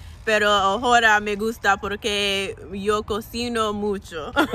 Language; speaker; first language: Spanish; non-native, learner; English